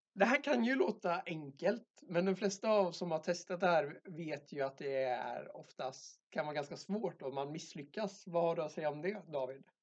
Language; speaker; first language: Swedish; native; Swedish